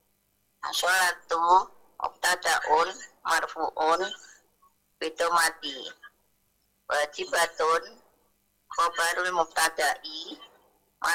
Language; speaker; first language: Arabic; non-native, learner; Indonesian